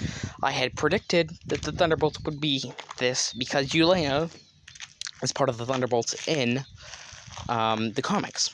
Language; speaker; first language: English; native; English